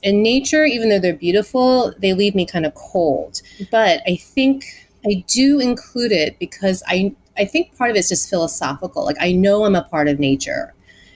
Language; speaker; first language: English; early bilingual, other home language; Chinese